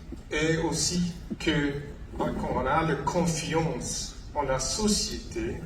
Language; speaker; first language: French; non-native, fluent; English